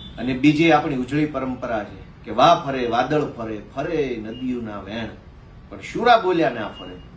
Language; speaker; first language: Gujarati; native; Gujarati